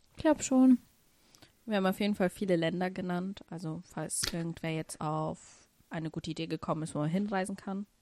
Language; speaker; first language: German; early bilingual, other home language; Russian